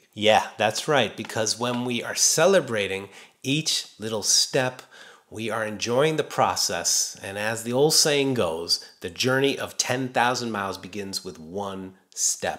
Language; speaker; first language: English; native; English